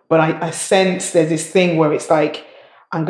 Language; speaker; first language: English; native; English